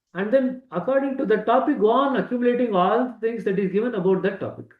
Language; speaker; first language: English; non-native, local second language; Kannada